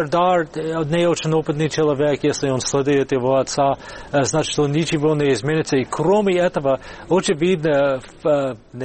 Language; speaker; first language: Russian; non-native, fluent; English